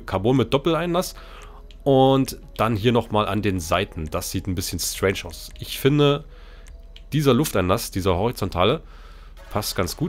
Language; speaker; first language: German; native; German